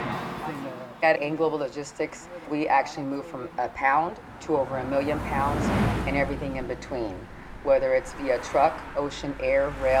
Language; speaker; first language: English; early bilingual, other home language; Spanish